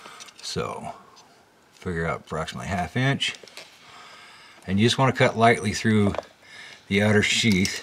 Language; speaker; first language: English; native; English